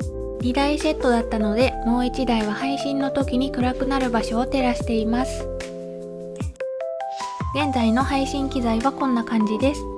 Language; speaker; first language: Japanese; native; Japanese